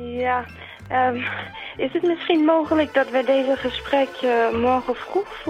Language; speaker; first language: Dutch; non-native, learner; German